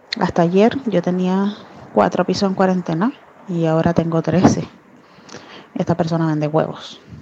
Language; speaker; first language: Spanish; native; Spanish